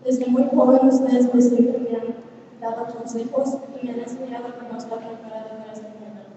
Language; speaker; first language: Spanish; early bilingual, heritage; Spanish